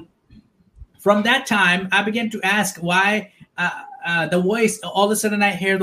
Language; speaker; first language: English; non-native, local second language; Urdu